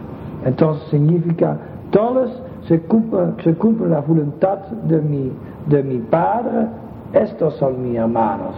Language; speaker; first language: Spanish; non-native, fluent; Dutch